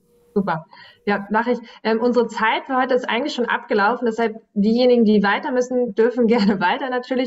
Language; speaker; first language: German; native; German